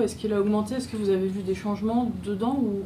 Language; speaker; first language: French; native; French